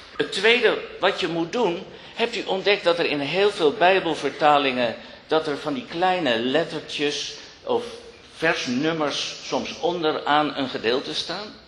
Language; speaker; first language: Dutch; native; Dutch